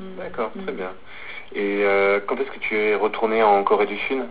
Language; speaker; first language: French; native; French